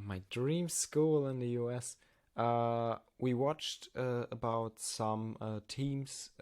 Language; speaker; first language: English; non-native, learner; German